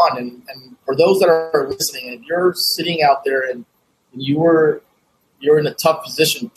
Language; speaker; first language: English; native; English